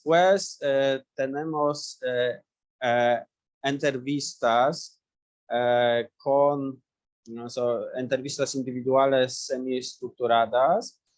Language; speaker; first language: Spanish; non-native, learner; Polish